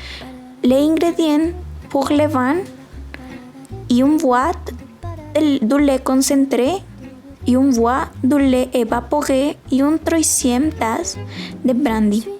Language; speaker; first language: French; non-native, learner; Spanish